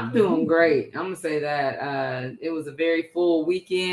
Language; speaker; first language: English; native; English